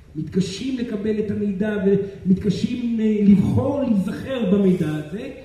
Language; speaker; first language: Hebrew; non-native, fluent; Portuguese